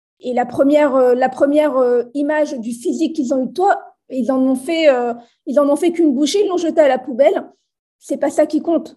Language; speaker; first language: French; native; French